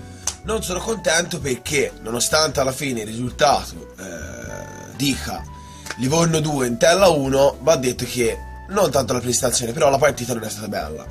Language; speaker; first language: Italian; native; Italian